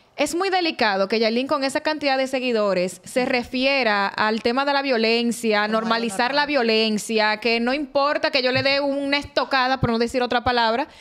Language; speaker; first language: Spanish; native; Spanish